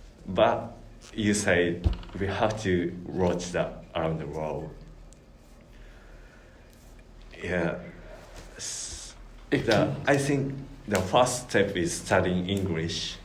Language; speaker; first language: English; non-native, learner; Japanese